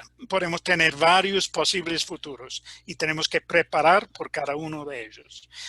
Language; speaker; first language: Spanish; non-native, fluent; English